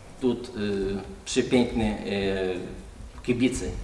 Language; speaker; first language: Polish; non-native, learner; Ukrainian